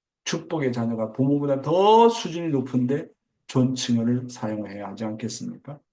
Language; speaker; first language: Korean; native; Korean